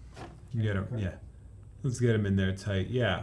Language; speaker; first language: English; native; English